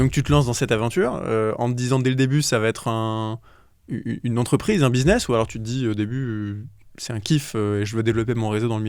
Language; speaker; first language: French; native; French